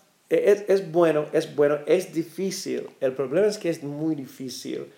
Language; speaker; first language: Spanish; non-native, learner; English